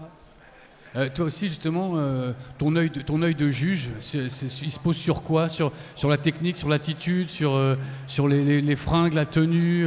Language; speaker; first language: French; native; French